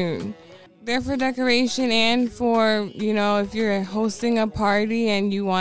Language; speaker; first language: English; native; English